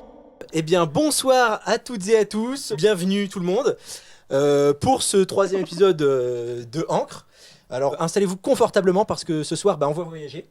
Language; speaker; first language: French; native; French